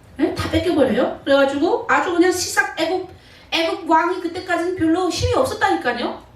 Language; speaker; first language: Korean; native; Korean